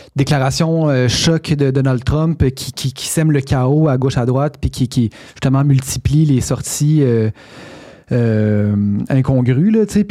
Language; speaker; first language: French; native; French